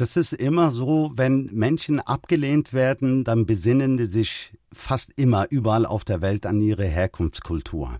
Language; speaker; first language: German; early bilingual, other home language; Turkish